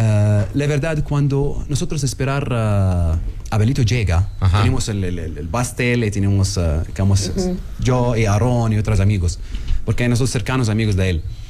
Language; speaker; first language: Spanish; non-native, learner; Arabic